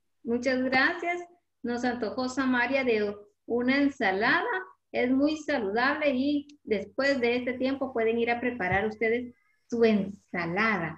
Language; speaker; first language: Spanish; native; Spanish